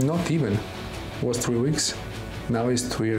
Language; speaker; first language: English; non-native, learner; Italian